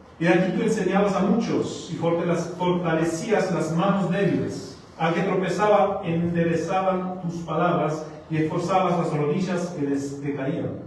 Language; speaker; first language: Spanish; non-native, fluent; German